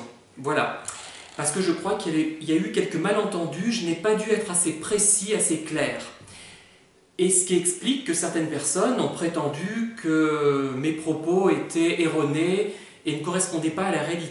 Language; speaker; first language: French; native; French